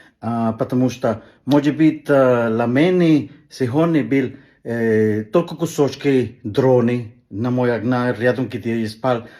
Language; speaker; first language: Russian; non-native, learner; Spanish